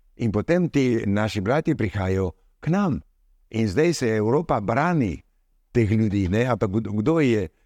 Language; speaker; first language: Slovenian; early bilingual, heritage; Slovenian